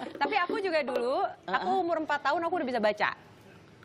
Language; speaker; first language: Indonesian; native; Indonesian